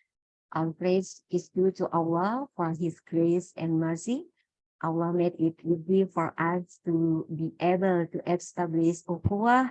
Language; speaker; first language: English; non-native, learner; Indonesian